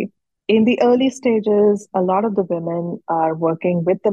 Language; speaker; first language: English; non-native, local second language; Hindi